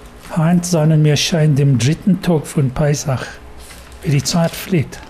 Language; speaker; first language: German; non-native, learner; English